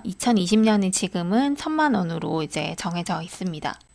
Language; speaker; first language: Korean; native; Korean